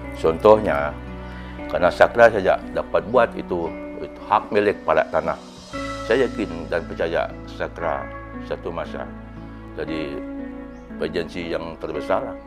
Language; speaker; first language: Malay; non-native, local second language; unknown